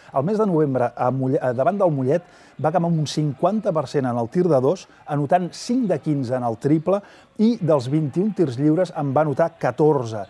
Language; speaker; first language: Catalan; native; Catalan